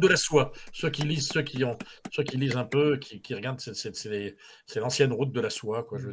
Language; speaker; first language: French; native; French